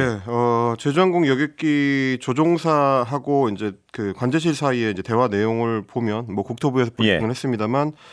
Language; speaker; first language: Korean; native; Korean